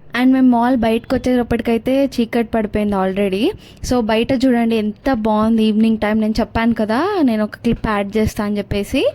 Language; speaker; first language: Telugu; non-native, local second language; Kannada